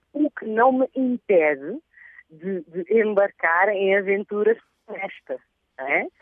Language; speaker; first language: Portuguese; non-native, local second language; Kabuverdianu